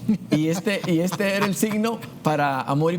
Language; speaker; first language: Spanish; native; Spanish